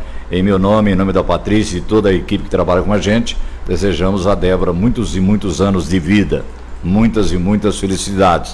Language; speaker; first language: Portuguese; native; Portuguese